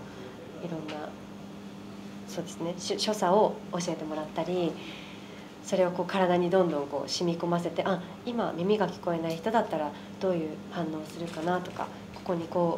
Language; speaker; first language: Japanese; native; Japanese